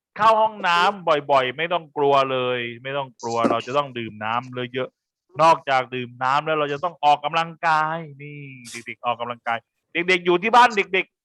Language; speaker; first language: Thai; native; Thai